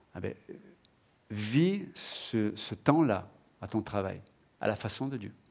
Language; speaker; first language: French; native; French